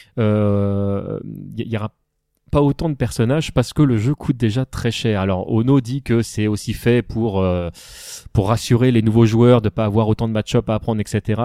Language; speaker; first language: French; native; French